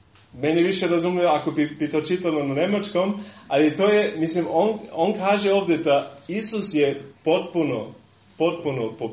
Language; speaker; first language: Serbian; non-native, fluent; German